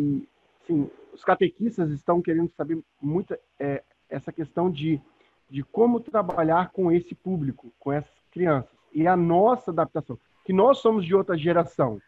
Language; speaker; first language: Portuguese; native; Portuguese